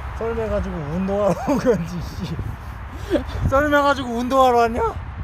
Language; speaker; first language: Korean; native; Korean